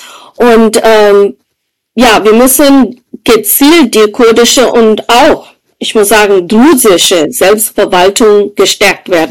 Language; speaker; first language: German; non-native, fluent; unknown